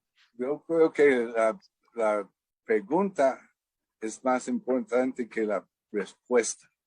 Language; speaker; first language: Spanish; non-native, fluent; English